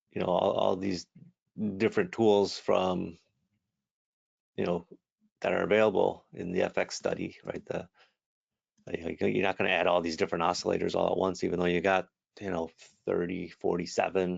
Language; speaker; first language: English; native; English